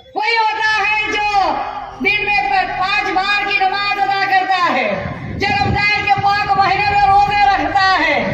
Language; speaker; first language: Hindi; non-native, local second language; Marathi